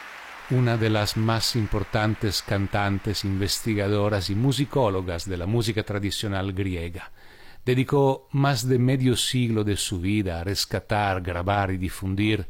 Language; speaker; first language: Spanish; non-native, fluent; Italian